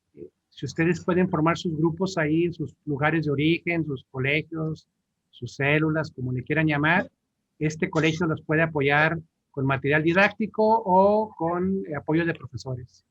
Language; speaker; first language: Spanish; native; Spanish